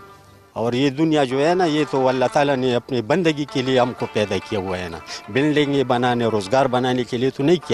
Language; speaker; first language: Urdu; non-native, local second language; Pashto